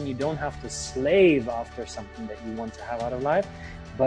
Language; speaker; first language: English; non-native, fluent; German